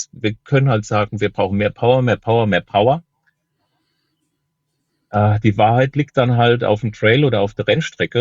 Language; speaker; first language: German; native; German